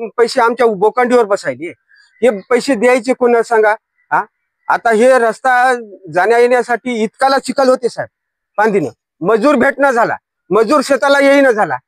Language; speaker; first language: Marathi; native; Marathi